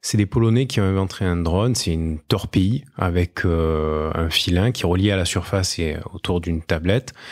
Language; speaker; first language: French; native; French